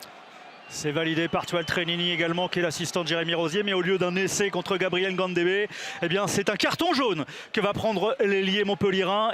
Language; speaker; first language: French; native; French